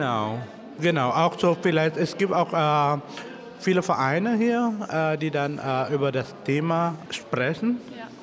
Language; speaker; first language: German; non-native, fluent; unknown